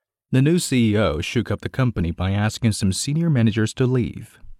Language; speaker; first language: English; non-native, fluent; Chinese